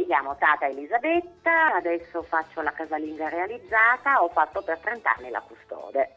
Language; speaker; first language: Italian; native; Italian